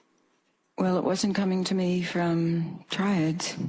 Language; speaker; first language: English; native; English